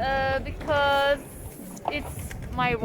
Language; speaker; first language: English; non-native, learner; Japanese